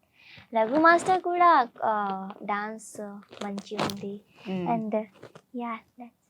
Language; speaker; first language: Telugu; non-native, learner; Hindi